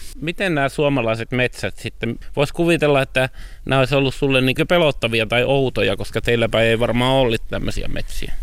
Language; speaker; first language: Finnish; native; Finnish